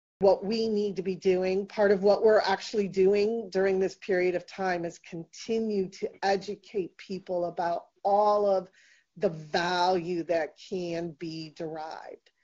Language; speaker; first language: English; native; English